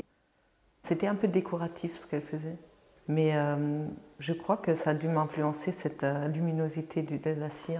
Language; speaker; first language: French; non-native, fluent; German